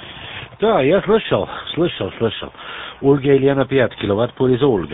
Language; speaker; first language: Russian; non-native, learner; German